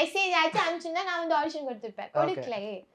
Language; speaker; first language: Tamil; non-native, local second language; Malayalam